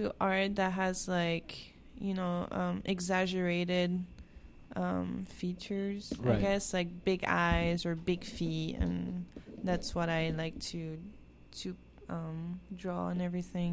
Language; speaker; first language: English; non-native, fluent; French